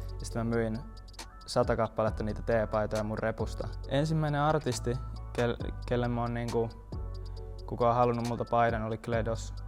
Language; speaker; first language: Finnish; native; Finnish